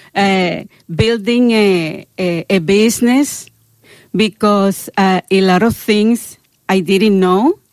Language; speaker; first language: English; non-native, learner; Spanish